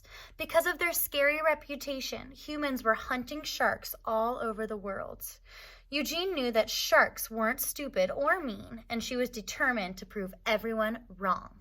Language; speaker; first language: English; native; English